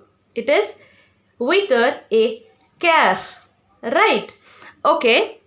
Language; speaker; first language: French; non-native, fluent; Hindi